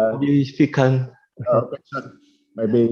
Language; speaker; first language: English; non-native, fluent; Vietnamese